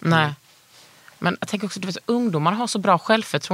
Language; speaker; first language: Swedish; native; Swedish